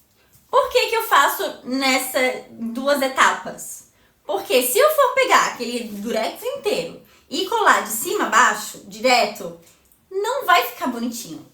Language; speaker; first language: Portuguese; native; Portuguese